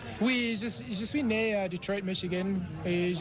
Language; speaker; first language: French; non-native, fluent; English